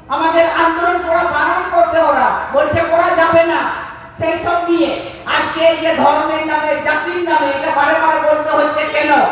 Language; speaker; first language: Bangla; non-native, local second language; Santali